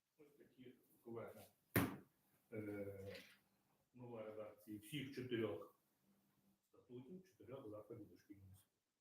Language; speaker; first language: Ukrainian; native; Ukrainian